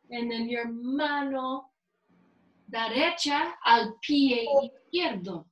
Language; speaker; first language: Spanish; non-native, learner; English